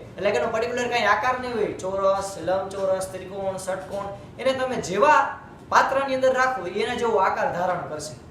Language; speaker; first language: Gujarati; native; Gujarati